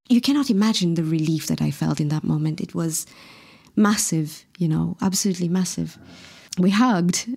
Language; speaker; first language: English; non-native, fluent; Morisyen